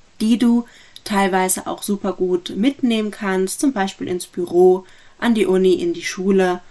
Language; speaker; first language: German; native; German